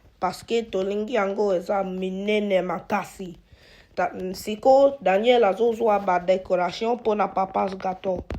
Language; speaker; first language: Lingala; early bilingual, heritage; Lingala